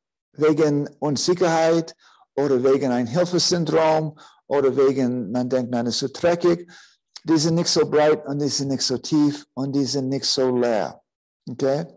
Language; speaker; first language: German; non-native, fluent; English